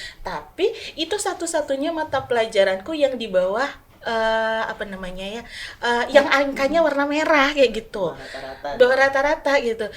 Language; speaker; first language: Indonesian; non-native, local second language; Sundanese